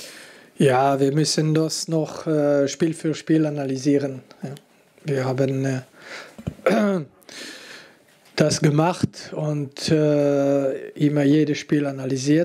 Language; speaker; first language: German; non-native, local second language; French